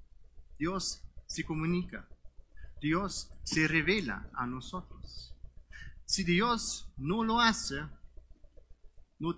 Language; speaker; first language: Spanish; non-native, fluent; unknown